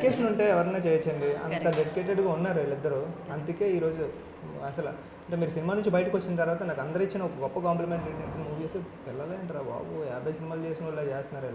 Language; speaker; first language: Telugu; native; Telugu